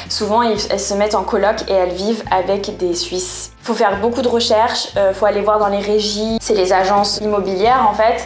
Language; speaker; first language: French; native; French